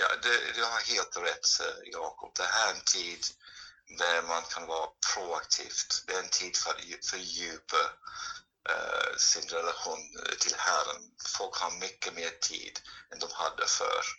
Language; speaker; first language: Swedish; non-native, fluent; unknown